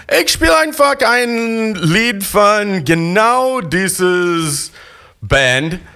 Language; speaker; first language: German; non-native, learner; English